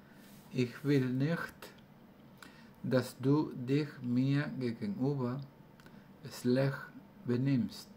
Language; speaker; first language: German; non-native, learner; Spanish